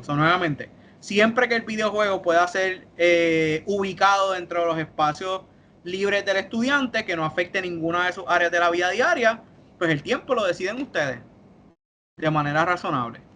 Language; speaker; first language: Spanish; native; Spanish